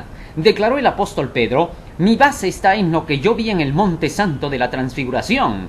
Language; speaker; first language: Spanish; native; Spanish